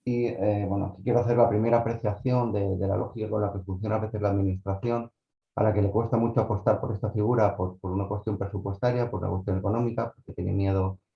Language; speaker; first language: Spanish; native; Spanish